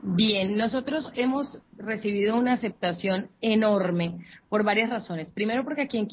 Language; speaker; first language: Spanish; native; Spanish